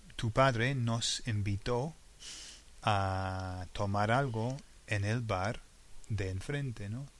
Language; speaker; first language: Spanish; non-native, fluent; English